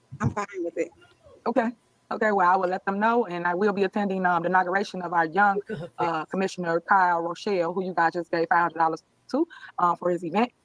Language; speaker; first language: English; native; English